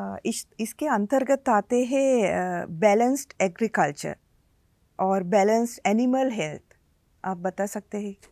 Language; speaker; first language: Hindi; non-native, learner; Sinhala